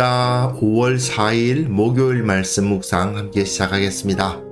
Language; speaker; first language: Korean; native; Korean